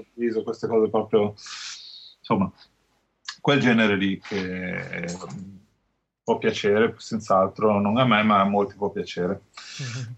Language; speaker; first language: Italian; native; Italian